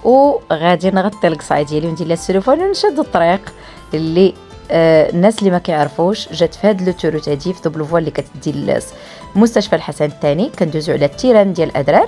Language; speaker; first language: Arabic; native; Arabic